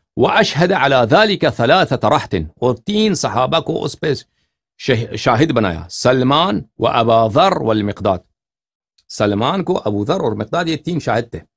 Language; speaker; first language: Urdu; non-native, fluent; Persian